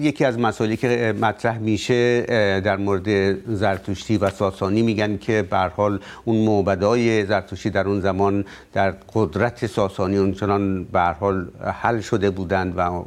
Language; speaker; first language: Persian; native; Persian